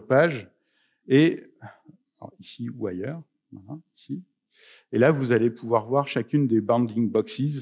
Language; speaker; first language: French; native; French